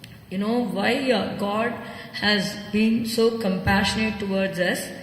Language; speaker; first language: English; non-native, local second language; Tamil